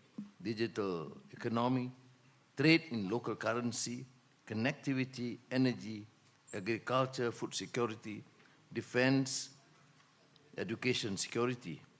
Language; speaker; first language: English; non-native, local second language; Malay